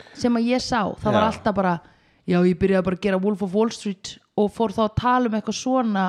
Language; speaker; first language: Icelandic; native; Icelandic